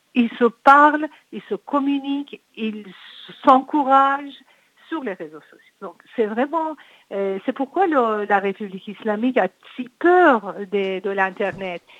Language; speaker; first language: French; non-native, fluent; Persian